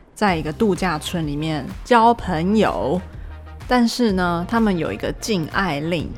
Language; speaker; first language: Chinese; native; Chinese